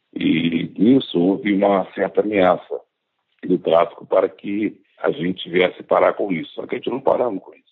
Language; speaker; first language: Portuguese; native; Portuguese